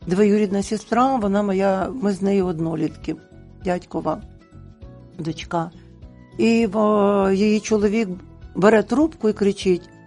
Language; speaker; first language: Ukrainian; non-native, local second language; Russian